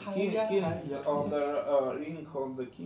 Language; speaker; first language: English; non-native, learner; Russian